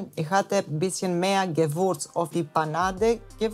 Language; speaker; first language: German; non-native, fluent; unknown